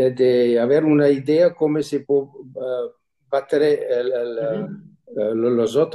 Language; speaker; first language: Spanish; non-native, fluent; German